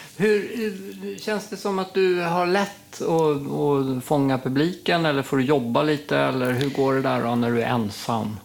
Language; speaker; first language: Swedish; native; Swedish